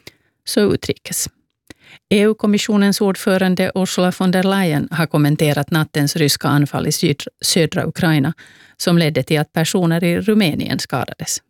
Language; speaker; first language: Swedish; native; Swedish